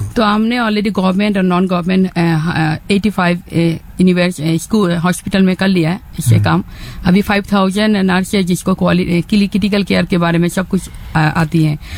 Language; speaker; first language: Hindi; non-native, fluent; Bangla